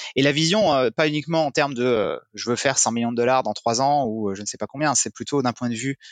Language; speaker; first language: French; native; French